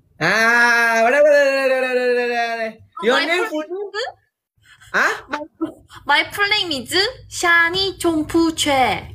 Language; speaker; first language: English; non-native, learner; Malay